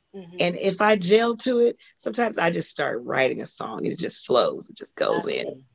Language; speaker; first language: English; native; English